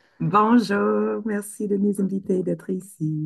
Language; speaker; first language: French; non-native, fluent; English